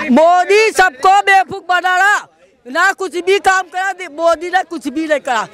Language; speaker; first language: Hindi; non-native, local second language; Gujarati